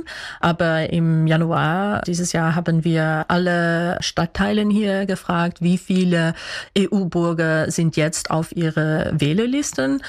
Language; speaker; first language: German; non-native, fluent; Dutch